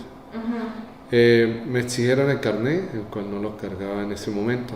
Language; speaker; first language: Spanish; native; Spanish